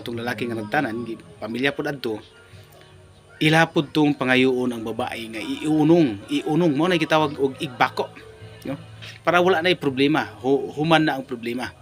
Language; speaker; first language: Cebuano; non-native, local second language; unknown